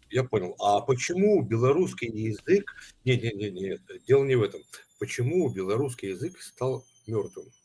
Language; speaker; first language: Russian; native; Russian